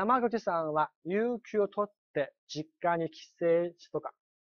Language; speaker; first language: Japanese; non-native, fluent; Chinese